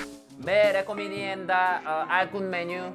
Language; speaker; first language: Korean; native; Korean